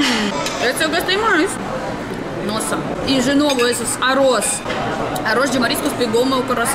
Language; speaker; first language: Portuguese; non-native, learner; Russian